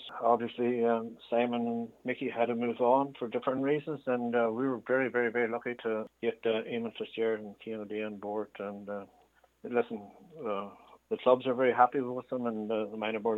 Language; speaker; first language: English; native; English